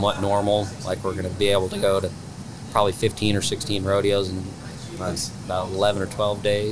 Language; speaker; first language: English; native; English